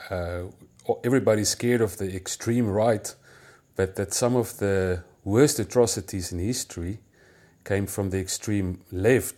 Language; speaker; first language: English; non-native, local second language; Afrikaans